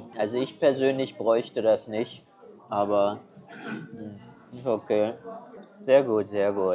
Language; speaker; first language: German; non-native, fluent; Chinese